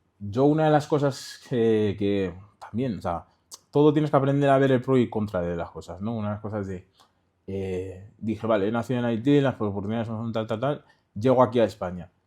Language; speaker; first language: Spanish; early bilingual, other home language; Haitian Creole